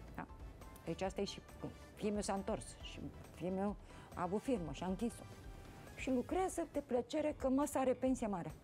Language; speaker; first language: Romanian; native; Romanian